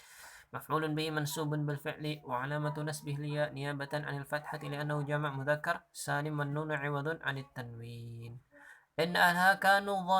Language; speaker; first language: Arabic; non-native, fluent; Indonesian